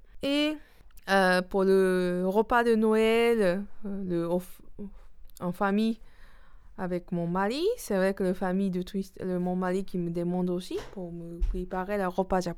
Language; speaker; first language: French; non-native, learner; Japanese